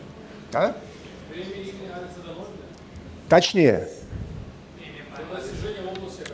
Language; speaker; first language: Russian; native; Russian